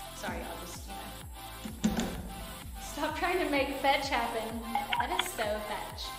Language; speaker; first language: English; native; English